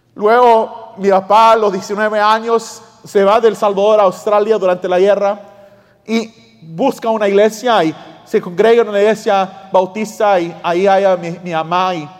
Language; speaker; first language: Spanish; early bilingual, heritage; English